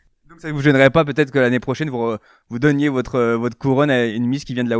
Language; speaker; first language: French; native; French